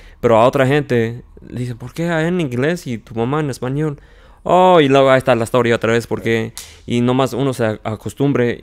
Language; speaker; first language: Spanish; early bilingual, heritage; Spanish